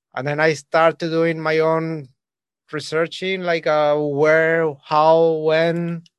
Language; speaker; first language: English; non-native, learner; Spanish